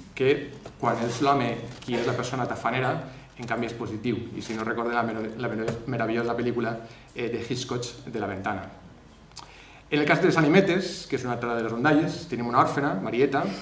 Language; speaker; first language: Catalan; native; Catalan